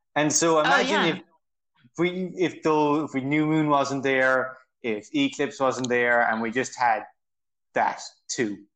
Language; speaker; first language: English; native; English